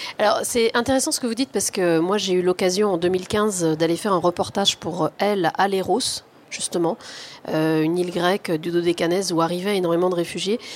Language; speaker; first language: French; native; French